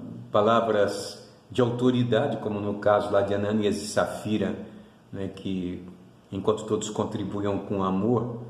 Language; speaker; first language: Portuguese; native; Portuguese